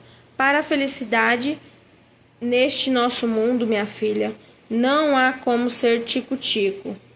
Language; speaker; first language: Portuguese; native; Portuguese